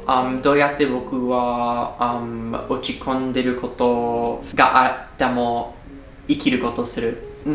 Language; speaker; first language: Japanese; non-native, learner; English